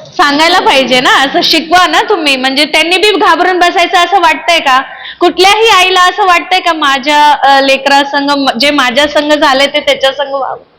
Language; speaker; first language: Marathi; non-native, local second language; Hindi